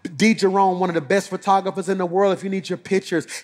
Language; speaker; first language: English; native; English